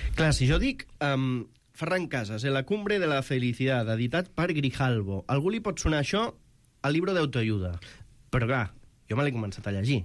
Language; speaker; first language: Catalan; native; Catalan